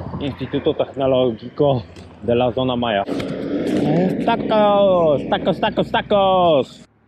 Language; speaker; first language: Spanish; non-native, learner; Polish